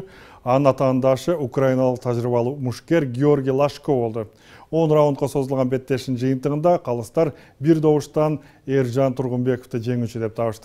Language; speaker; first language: Kyrgyz; native; Kyrgyz